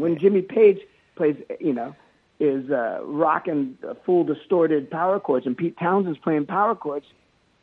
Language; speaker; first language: English; native; English